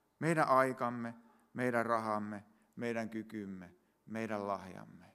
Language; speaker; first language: Finnish; native; Finnish